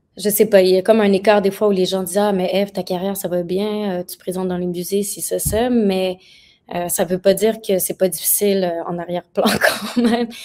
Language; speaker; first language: French; native; French